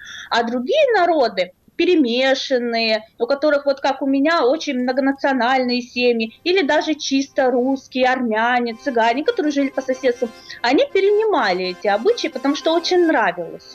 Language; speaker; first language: Russian; native; Russian